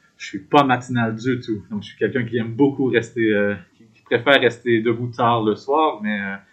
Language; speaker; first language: French; native; French